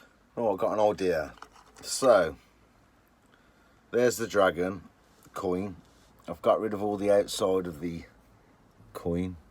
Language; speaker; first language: English; native; English